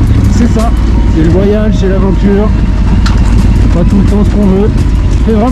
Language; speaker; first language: French; native; French